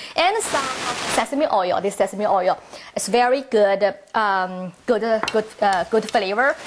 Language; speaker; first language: English; non-native, learner; Chinese